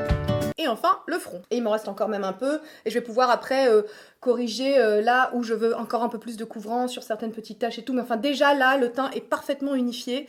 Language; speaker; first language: French; native; French